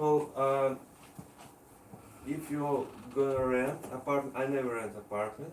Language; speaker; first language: English; non-native, learner; Russian